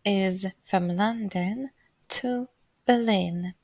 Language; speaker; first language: English; non-native, fluent; Polish